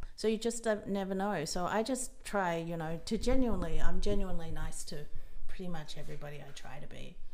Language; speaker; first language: English; native; English